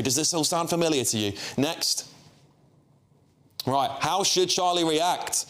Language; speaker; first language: English; native; English